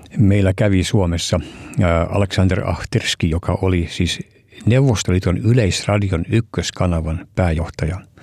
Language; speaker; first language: Finnish; early bilingual, heritage; Finnish